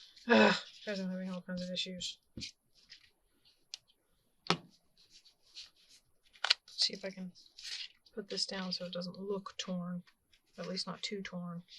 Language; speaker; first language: English; native; English